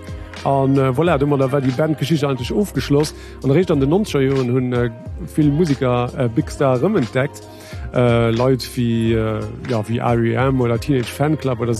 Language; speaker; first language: German; native; German